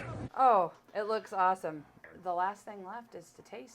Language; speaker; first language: English; native; English